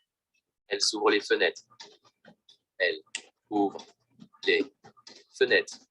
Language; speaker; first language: French; non-native, learner; Vietnamese